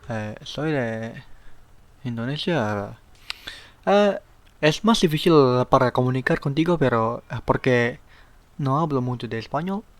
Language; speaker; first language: Spanish; non-native, learner; Indonesian